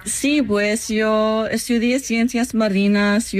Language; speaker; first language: Spanish; non-native, fluent; English